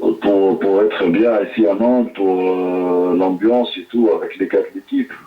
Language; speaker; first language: French; non-native, local second language; Arabic